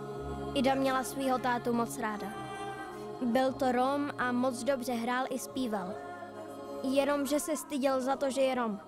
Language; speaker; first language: Czech; native; Czech